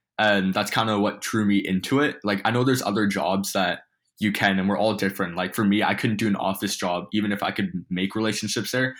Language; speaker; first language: English; early bilingual, other home language; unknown